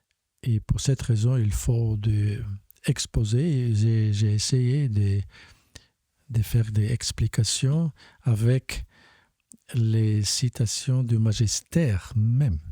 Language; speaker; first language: French; non-native, fluent; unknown